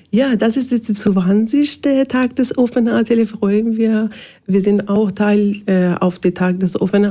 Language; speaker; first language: German; non-native, fluent; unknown